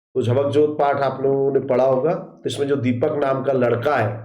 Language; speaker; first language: Hindi; non-native, local second language; Gujarati